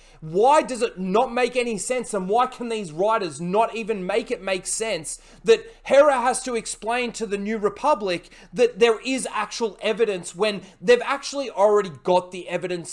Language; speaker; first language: English; native; English